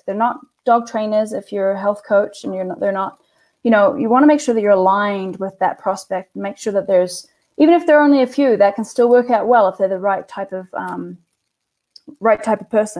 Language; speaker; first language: English; native; English